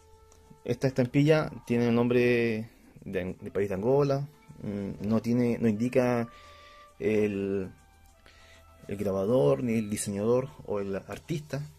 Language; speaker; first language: Spanish; native; Spanish